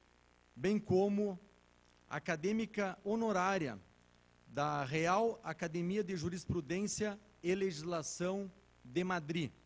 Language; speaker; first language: Portuguese; native; Portuguese